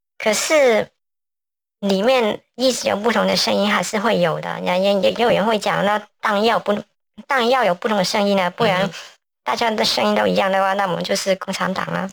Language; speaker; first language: Chinese; non-native, local second language; Cantonese